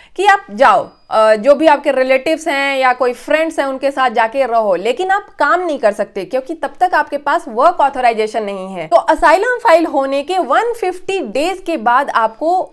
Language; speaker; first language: Hindi; native; Hindi